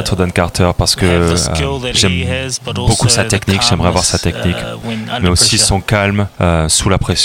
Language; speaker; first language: French; non-native, learner; English